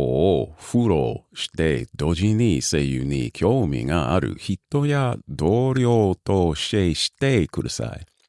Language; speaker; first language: Japanese; non-native, learner; English